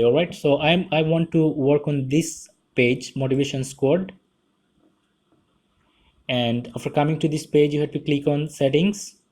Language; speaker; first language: English; non-native, fluent; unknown